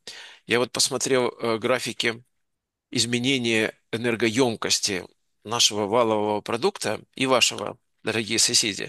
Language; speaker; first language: Russian; native; Russian